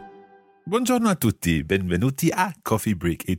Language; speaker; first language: Italian; non-native, fluent; English